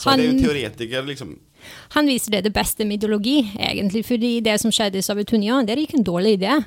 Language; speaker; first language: Norwegian; non-native, fluent; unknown